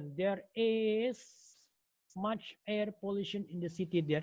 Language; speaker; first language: English; non-native, fluent; Indonesian